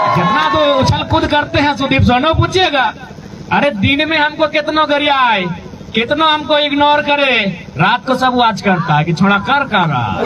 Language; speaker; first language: Hindi; native; Hindi